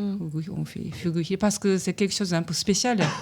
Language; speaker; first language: French; non-native, learner; Japanese